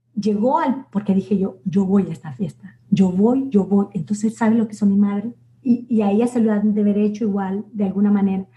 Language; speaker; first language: Spanish; native; Spanish